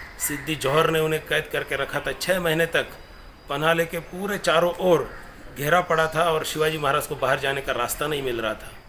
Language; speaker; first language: Hindi; non-native, local second language; Marathi